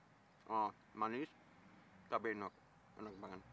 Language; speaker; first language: Indonesian; non-native, fluent; German